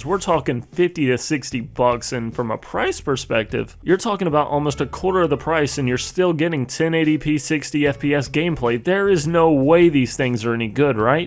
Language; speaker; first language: English; native; English